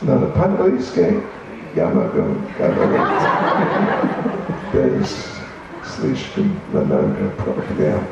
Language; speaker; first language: Russian; non-native, learner; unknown